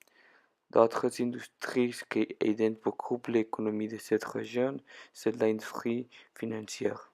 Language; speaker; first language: French; non-native, learner; Spanish